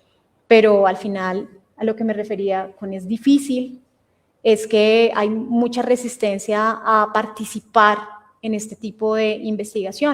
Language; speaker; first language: Spanish; native; Spanish